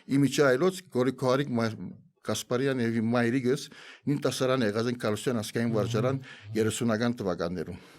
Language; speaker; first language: Armenian; native; Armenian